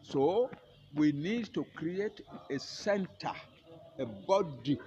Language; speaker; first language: English; non-native, local second language; Yoruba